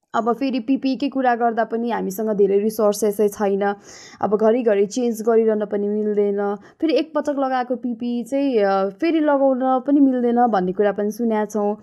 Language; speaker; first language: Nepali; native; Nepali